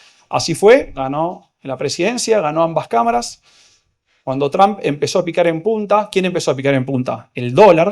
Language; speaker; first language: Spanish; native; Spanish